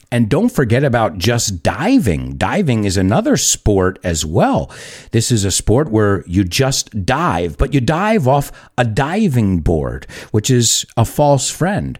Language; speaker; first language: English; native; English